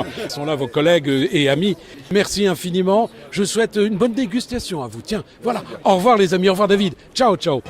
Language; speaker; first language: French; native; French